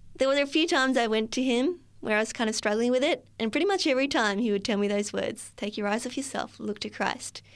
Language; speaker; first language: English; native; English